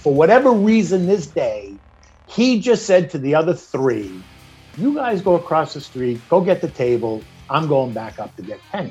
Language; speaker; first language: English; native; English